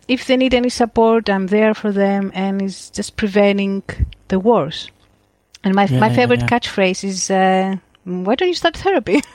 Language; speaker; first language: English; non-native, fluent; Greek